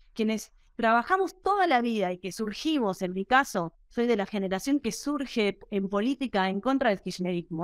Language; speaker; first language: Spanish; native; Spanish